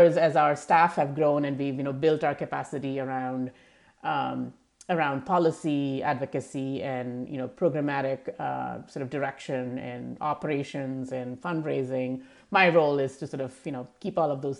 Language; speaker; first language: English; non-native, local second language; Hindi